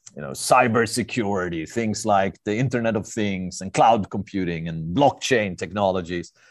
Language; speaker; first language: English; non-native, fluent; Swedish